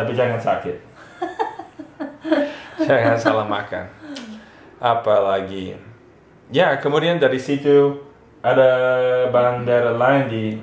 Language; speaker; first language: Indonesian; non-native, fluent; English